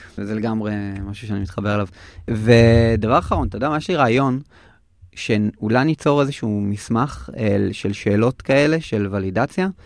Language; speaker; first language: Hebrew; native; Hebrew